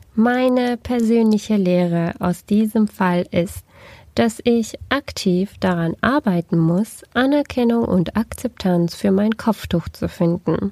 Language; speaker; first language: German; early bilingual, other home language; Turkish